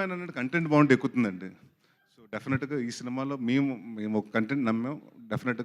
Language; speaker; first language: Telugu; native; Telugu